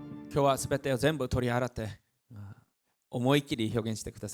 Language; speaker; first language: Japanese; non-native, learner; Korean